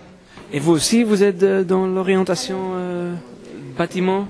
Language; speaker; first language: French; non-native, fluent; Dutch